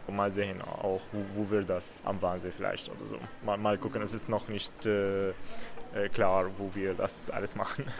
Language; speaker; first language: German; non-native, learner; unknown